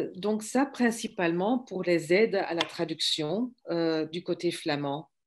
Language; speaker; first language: French; non-native, fluent; Dutch